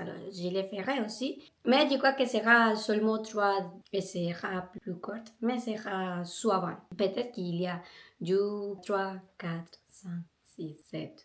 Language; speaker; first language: French; non-native, learner; Spanish